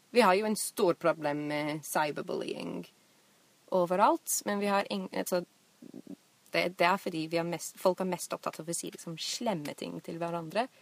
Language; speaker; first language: Norwegian; non-native, fluent; English